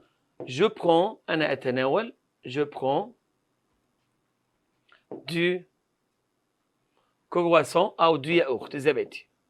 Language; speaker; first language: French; non-native, fluent; Arabic